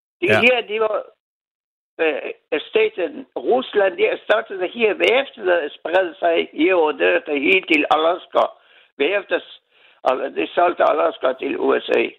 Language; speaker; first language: Danish; non-native, learner; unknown